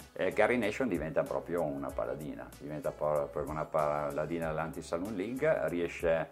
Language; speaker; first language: Italian; native; Italian